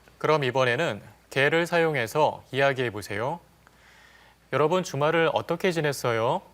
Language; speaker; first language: Korean; native; Korean